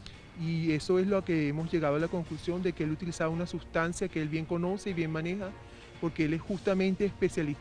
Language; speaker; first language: Spanish; native; Spanish